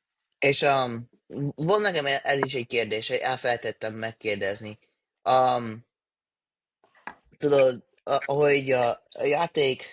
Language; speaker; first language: Hungarian; early bilingual, heritage; English